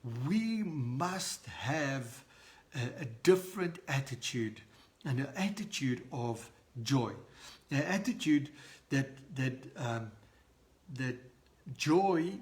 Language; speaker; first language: English; non-native, local second language; Afrikaans